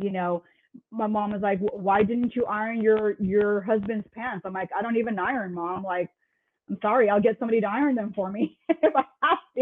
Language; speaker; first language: English; native; English